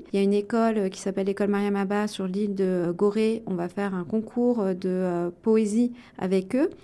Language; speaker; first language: French; native; French